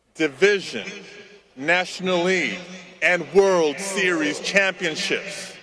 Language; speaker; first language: English; early bilingual, other home language; Spanish